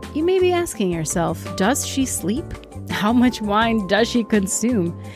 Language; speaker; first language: English; early bilingual, other home language; Portuguese